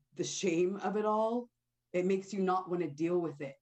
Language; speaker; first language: English; native; English